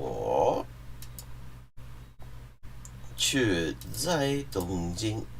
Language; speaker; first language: Chinese; non-native, learner; English